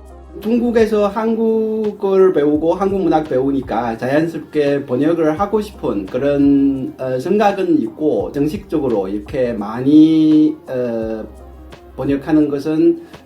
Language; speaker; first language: Korean; non-native, fluent; Chinese